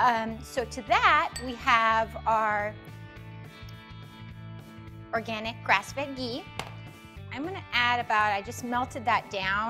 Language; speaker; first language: English; native; English